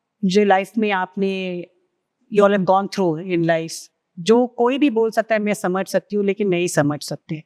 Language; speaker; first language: Hindi; non-native, local second language; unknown